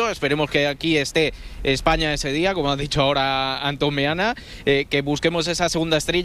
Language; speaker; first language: Spanish; native; Spanish